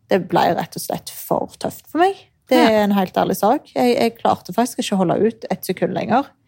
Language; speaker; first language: Norwegian; early bilingual, other home language; Arabic